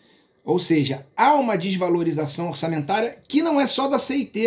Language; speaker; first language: Portuguese; native; Portuguese